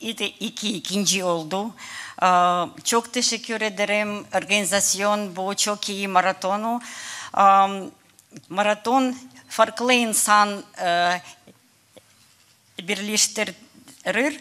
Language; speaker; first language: Turkish; non-native, learner; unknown